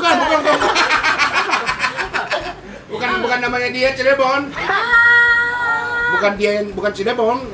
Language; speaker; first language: Indonesian; non-native, fluent; Japanese